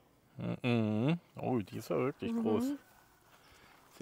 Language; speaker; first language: German; native; German